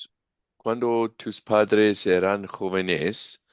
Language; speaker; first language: Spanish; non-native, learner; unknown